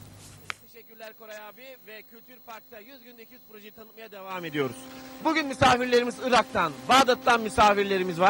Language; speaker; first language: Turkish; native; Turkish